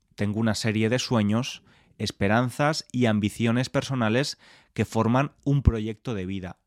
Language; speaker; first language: Spanish; native; Spanish